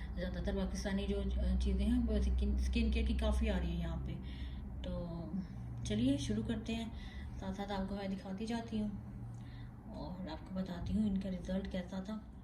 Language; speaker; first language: Urdu; native; Urdu